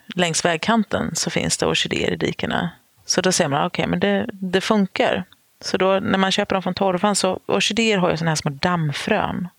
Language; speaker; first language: Swedish; native; Swedish